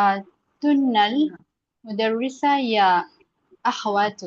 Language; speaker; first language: Arabic; non-native, learner; Bangla